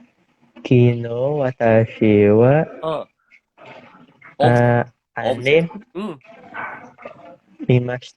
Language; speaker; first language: Japanese; non-native, learner; Indonesian